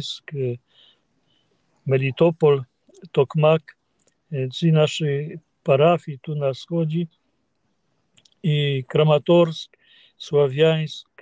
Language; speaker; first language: Ukrainian; non-native, fluent; Polish